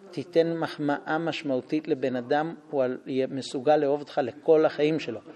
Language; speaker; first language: Hebrew; non-native, fluent; English